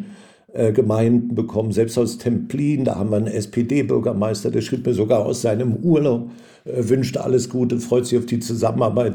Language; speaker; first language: German; native; German